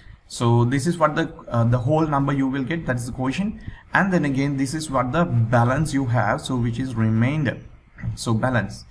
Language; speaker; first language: English; non-native, local second language; Sinhala